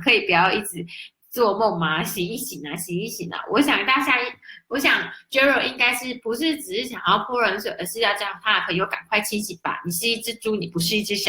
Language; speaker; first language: Chinese; native; Chinese